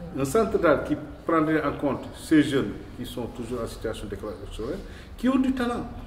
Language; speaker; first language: French; non-native, local second language; Wolof